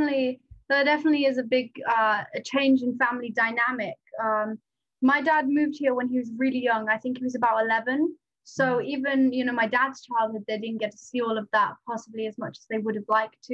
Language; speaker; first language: English; non-native, local second language; Nepali